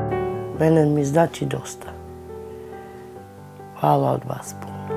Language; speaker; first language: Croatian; non-native, local second language; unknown